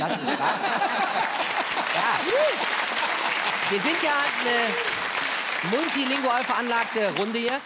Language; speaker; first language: German; native; German